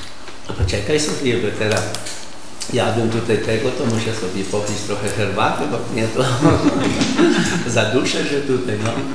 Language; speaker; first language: Polish; early bilingual, heritage; Polish